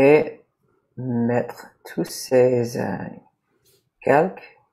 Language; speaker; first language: French; non-native, learner; English